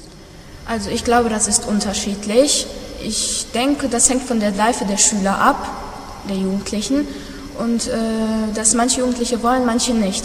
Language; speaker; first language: German; non-native, fluent; Polish